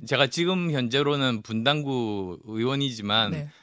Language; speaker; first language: Korean; native; Korean